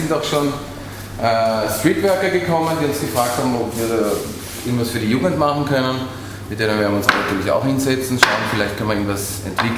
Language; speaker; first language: German; native; German